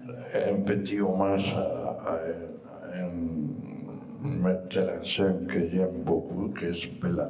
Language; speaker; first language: French; non-native, fluent; Spanish